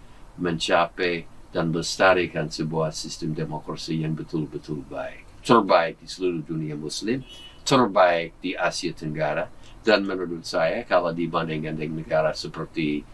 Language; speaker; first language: Indonesian; non-native, fluent; English